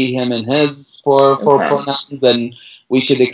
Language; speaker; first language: English; non-native, fluent; Arabic